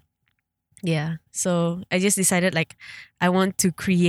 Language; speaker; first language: English; non-native, local second language; Malay